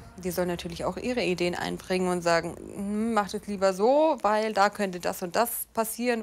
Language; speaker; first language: German; native; German